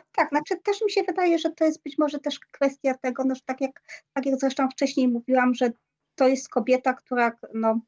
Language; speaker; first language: Polish; native; Polish